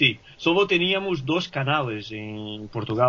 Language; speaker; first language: Spanish; non-native, fluent; Portuguese